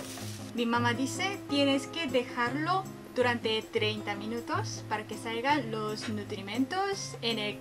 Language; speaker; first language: Spanish; non-native, fluent; Korean